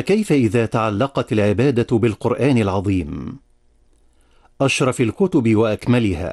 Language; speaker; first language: Arabic; native; Arabic